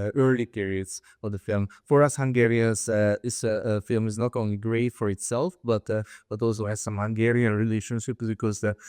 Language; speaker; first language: English; non-native, fluent; Hungarian